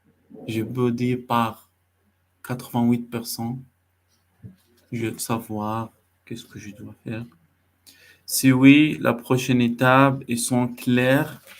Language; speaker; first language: French; non-native, learner; Arabic